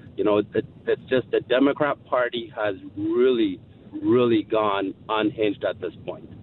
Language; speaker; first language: English; non-native, fluent; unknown